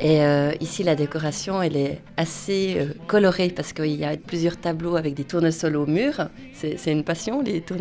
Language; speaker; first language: French; native; French